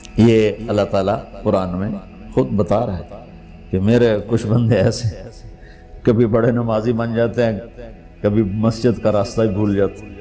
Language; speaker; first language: Urdu; non-native, local second language; Punjabi